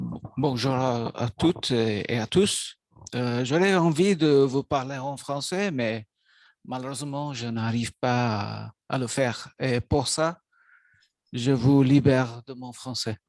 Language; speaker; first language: French; non-native, learner; Maltese